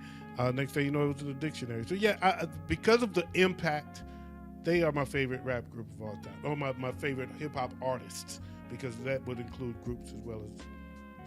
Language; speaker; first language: English; native; English